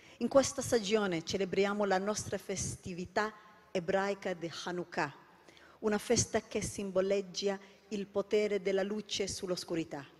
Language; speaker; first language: Italian; non-native, learner; Hebrew